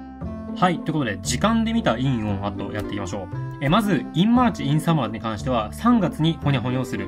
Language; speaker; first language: Japanese; native; Japanese